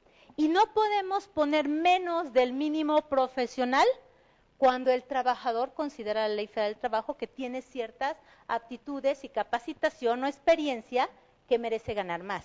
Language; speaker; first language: Spanish; native; Spanish